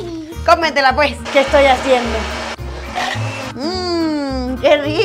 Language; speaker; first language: Spanish; native; Spanish